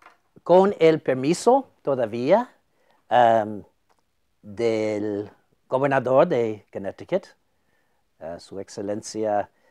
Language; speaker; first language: Spanish; non-native, fluent; English